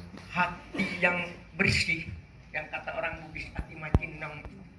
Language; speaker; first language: Indonesian; native; Indonesian